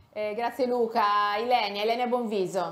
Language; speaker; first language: Italian; native; Italian